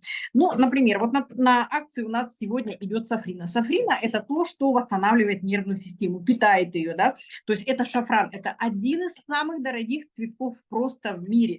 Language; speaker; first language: Russian; native; Russian